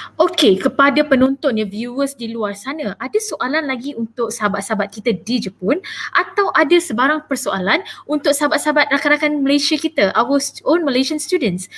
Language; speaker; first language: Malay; native; Malay